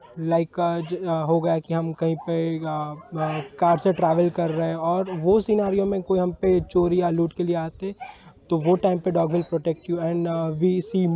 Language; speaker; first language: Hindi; non-native, local second language; Gujarati